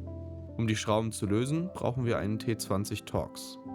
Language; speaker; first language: German; native; German